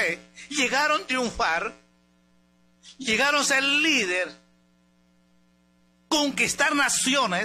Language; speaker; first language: Spanish; native; Spanish